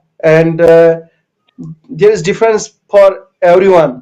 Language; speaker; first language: English; non-native, local second language; Kashmiri